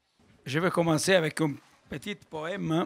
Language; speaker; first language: French; non-native, fluent; Italian